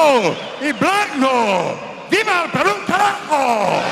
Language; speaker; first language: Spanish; non-native, learner; English